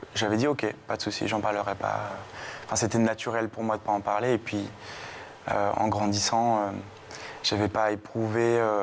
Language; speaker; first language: French; native; French